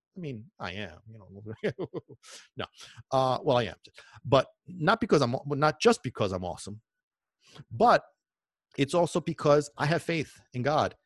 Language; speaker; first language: English; non-native, fluent; Italian